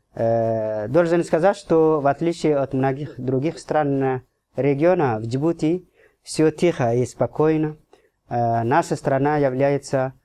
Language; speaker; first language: Russian; non-native, fluent; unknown